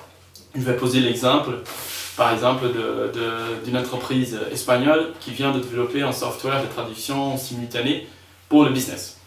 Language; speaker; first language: French; non-native, fluent; Spanish